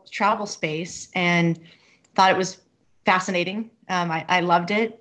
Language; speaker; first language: English; native; English